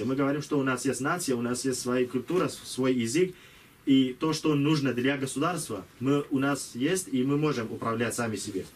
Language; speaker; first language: Russian; non-native, learner; Kurdish